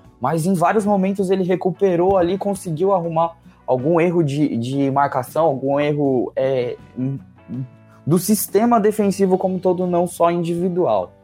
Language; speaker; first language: Portuguese; native; Portuguese